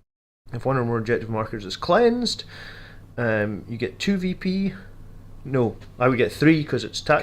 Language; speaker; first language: English; native; English